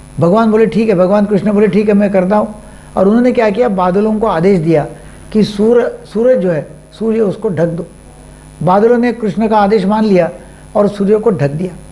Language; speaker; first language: Hindi; non-native, local second language; Marathi